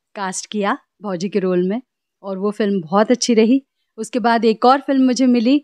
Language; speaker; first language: Hindi; native; Hindi